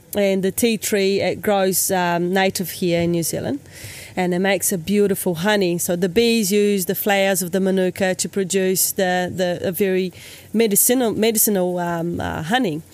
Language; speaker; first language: English; native; English